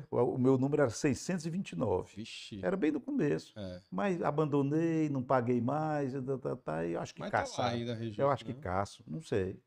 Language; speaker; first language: Portuguese; native; Portuguese